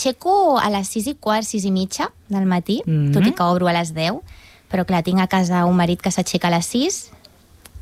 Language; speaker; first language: Catalan; native; Catalan